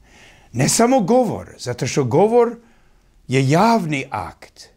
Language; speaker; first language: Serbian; early bilingual, heritage; English